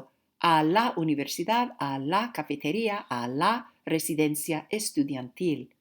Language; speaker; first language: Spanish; non-native, fluent; English